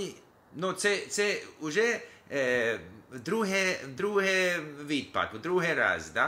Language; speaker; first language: Ukrainian; non-native, learner; English